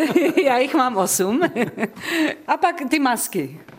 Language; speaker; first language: Czech; early bilingual, heritage; Czech